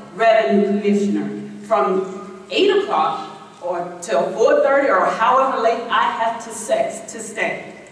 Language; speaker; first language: English; native; English